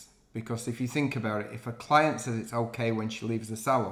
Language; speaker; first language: English; native; English